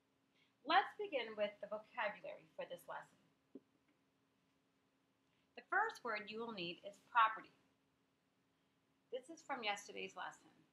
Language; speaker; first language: English; native; English